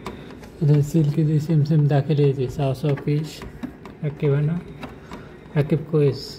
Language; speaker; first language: Arabic; non-native, learner; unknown